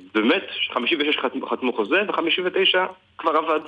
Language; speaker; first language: Hebrew; native; Hebrew